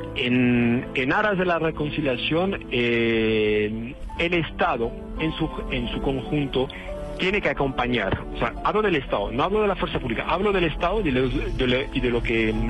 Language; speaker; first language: Spanish; non-native, fluent; French